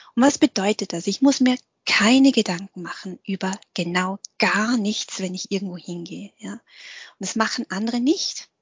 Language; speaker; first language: German; early bilingual, other home language; Vietnamese